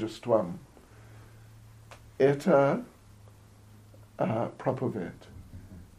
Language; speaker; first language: Russian; non-native, learner; English